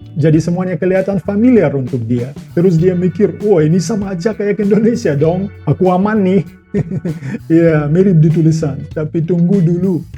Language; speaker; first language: Indonesian; non-native, fluent; Russian